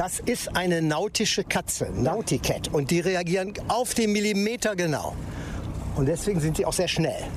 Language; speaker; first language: German; native; German